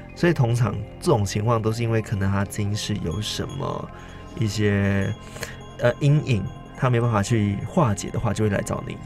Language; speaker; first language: Chinese; native; Chinese